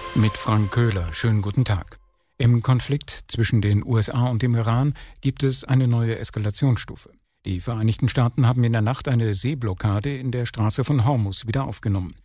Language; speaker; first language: German; native; German